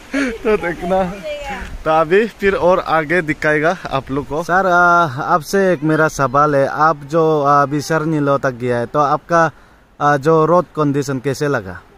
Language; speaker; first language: Hindi; non-native, local second language; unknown